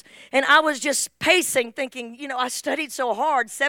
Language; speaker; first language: English; native; English